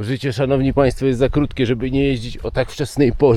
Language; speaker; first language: Polish; native; Polish